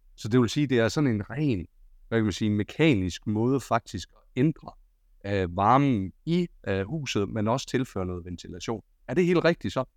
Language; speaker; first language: Danish; native; Danish